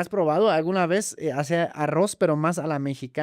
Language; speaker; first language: Spanish; non-native, fluent; German